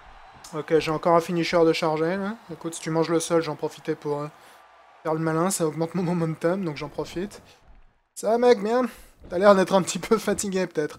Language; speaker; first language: French; native; French